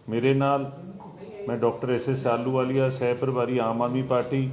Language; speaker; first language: Hindi; non-native, local second language; Punjabi